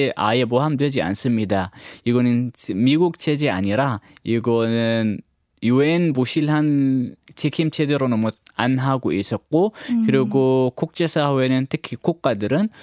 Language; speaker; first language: Korean; non-native, fluent; Arabic